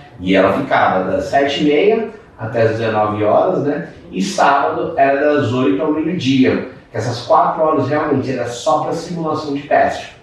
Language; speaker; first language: Portuguese; native; Portuguese